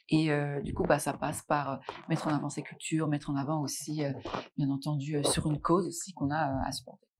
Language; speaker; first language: French; non-native, local second language; Arabic